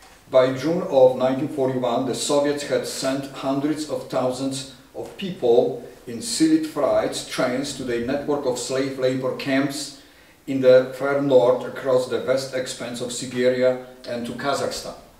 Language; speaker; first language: English; non-native, fluent; Polish